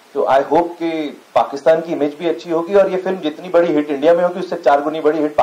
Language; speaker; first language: Hindi; native; Hindi